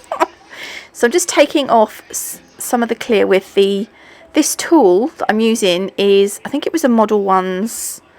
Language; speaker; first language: English; native; English